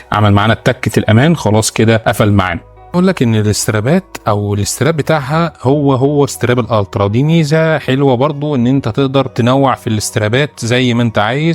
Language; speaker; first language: Arabic; native; Arabic